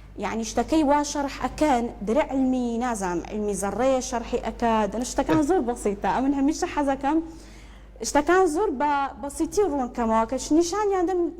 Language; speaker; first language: Central Kurdish; early bilingual, heritage; Central Kurdish